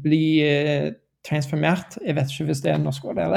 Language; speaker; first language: Norwegian; non-native, learner; English